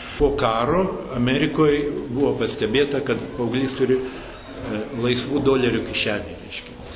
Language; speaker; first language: Lithuanian; early bilingual, heritage; Lithuanian